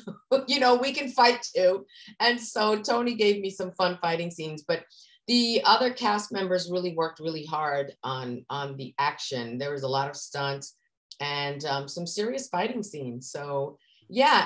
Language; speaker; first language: English; native; English